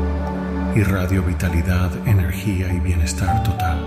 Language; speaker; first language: Spanish; native; Spanish